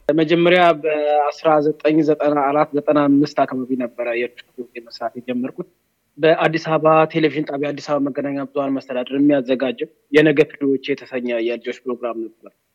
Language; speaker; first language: Amharic; native; Amharic